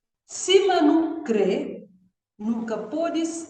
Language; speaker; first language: Portuguese; non-native, local second language; Kabuverdianu